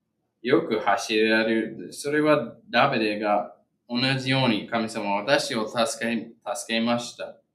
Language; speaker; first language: Japanese; non-native, fluent; English